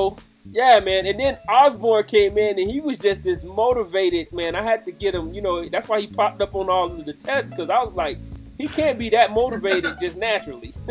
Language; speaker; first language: English; native; English